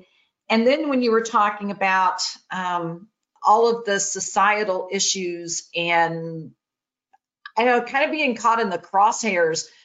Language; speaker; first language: English; native; English